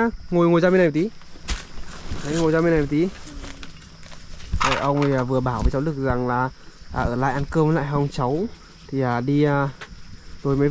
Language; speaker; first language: Vietnamese; native; Vietnamese